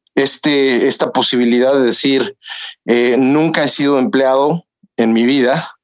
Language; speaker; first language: Spanish; native; Spanish